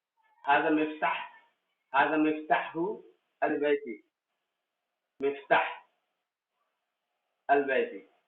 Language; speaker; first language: Arabic; non-native, fluent; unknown